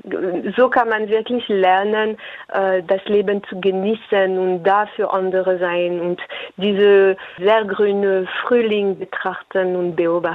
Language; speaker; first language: German; non-native, fluent; French